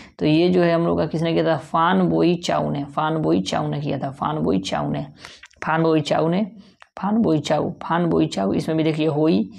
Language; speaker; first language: Hindi; native; Hindi